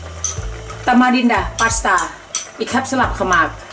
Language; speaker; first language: Dutch; non-native, learner; Thai